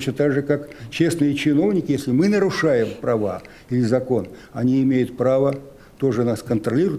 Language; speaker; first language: Russian; native; Russian